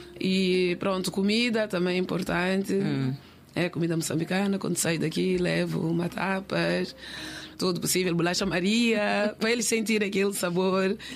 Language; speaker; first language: Portuguese; native; Portuguese